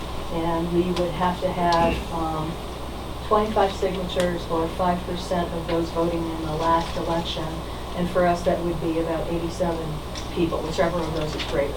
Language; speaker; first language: English; native; English